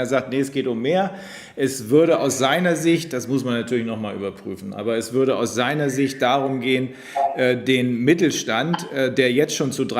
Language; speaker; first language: German; native; German